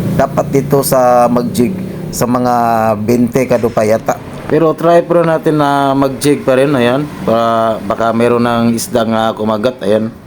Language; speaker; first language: Filipino; non-native, local second language; Cebuano